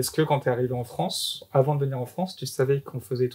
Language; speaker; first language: French; native; French